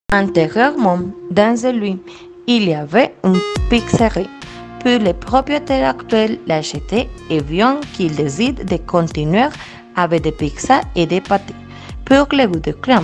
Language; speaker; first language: French; non-native, learner; Spanish